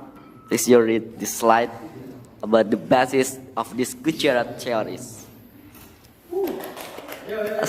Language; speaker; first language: English; non-native, learner; Indonesian